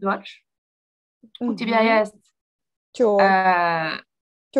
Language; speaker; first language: Russian; non-native, learner; French